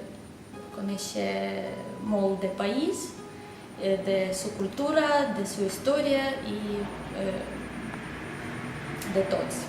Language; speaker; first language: Catalan; non-native, learner; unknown